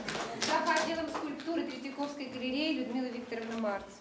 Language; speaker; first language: Russian; native; Russian